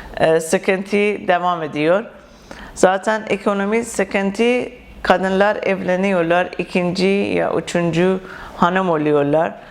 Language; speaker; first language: Turkish; non-native, learner; Persian